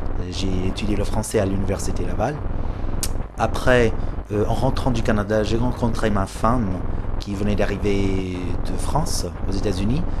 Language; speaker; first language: French; non-native, fluent; English